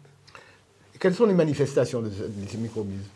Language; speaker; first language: French; native; French